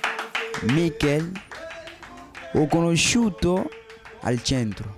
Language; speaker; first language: Italian; non-native, learner; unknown